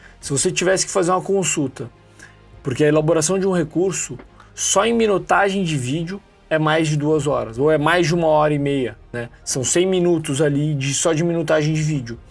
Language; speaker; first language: Portuguese; native; Portuguese